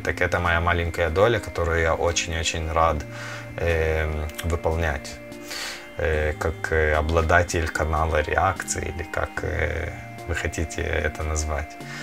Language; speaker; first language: Russian; early bilingual, heritage; Russian